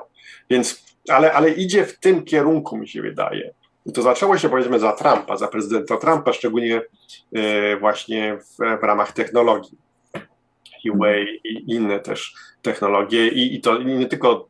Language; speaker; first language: Polish; early bilingual, heritage; Polish